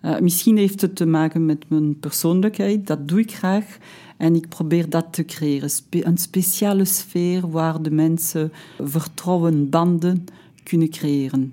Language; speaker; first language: Dutch; non-native, local second language; French